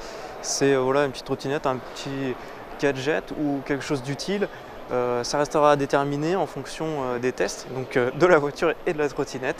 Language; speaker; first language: French; native; French